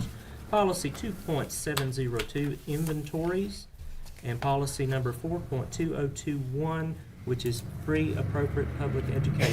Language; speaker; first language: English; native; English